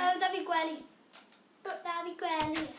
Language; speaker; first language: Welsh; native; Welsh